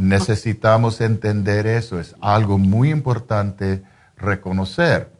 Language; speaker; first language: Spanish; non-native, fluent; English